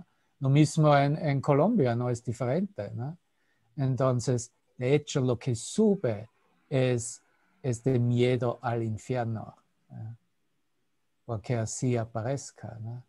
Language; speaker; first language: Spanish; non-native, fluent; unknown